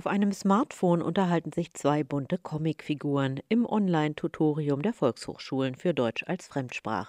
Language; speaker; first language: German; native; German